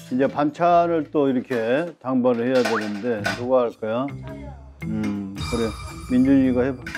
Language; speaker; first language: Korean; native; Korean